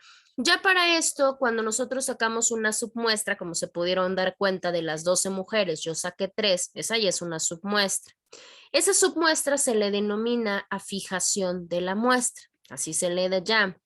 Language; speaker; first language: Spanish; native; Spanish